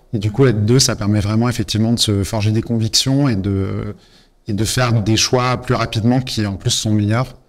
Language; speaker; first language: French; native; French